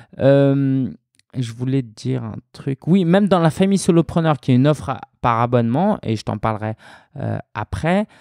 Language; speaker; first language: French; native; French